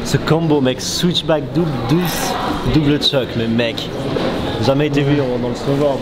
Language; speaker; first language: French; native; French